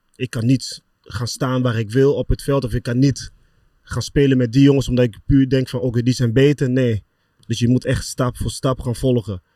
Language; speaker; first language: Dutch; early bilingual, other home language; Lingala